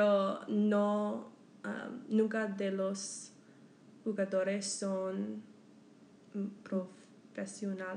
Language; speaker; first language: Spanish; non-native, learner; English